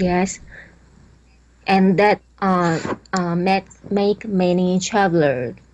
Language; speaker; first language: English; non-native, learner; Chinese